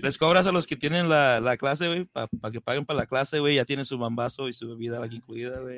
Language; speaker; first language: Spanish; early bilingual, heritage; Spanish